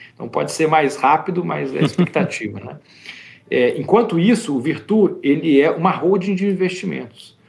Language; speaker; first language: Portuguese; native; Portuguese